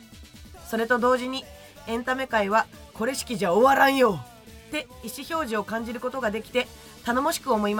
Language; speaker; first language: Japanese; native; Japanese